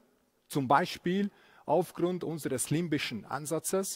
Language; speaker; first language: German; non-native, fluent; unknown